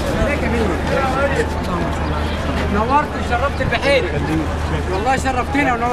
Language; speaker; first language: Arabic; native; Arabic